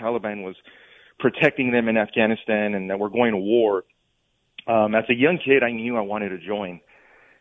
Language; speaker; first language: English; native; English